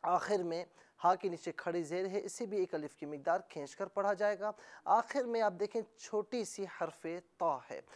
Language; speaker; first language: Urdu; native; Urdu